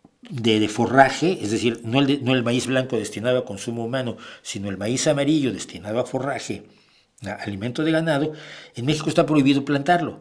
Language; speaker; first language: Spanish; native; Spanish